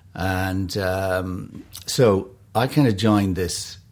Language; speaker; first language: English; native; English